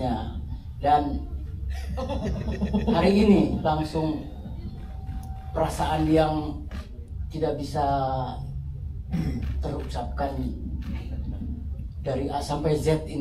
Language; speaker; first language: Indonesian; non-native, local second language; Sundanese